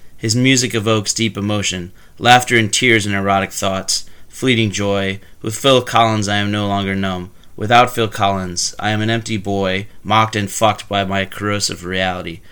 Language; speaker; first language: English; native; English